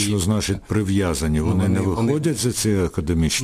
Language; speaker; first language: Ukrainian; native; Ukrainian